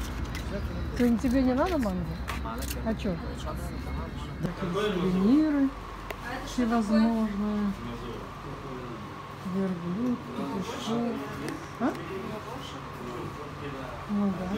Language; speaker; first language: Russian; native; Russian